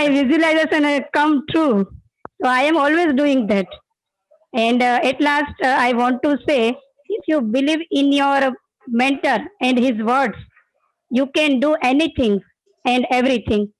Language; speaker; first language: English; non-native, learner; Gujarati